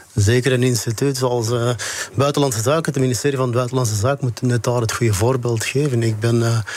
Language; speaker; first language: Dutch; native; Dutch